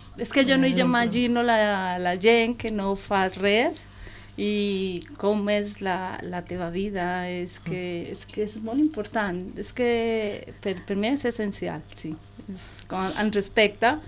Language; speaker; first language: Catalan; non-native, learner; Spanish